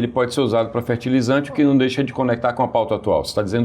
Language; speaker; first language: Portuguese; native; Portuguese